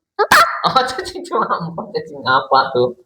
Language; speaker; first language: Indonesian; non-native, local second language; Sundanese